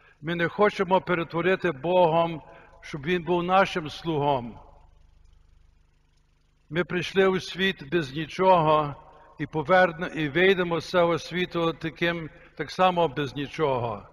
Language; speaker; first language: Ukrainian; early bilingual, heritage; Ukrainian